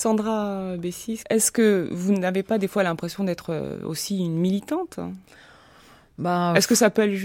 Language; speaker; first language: French; native; French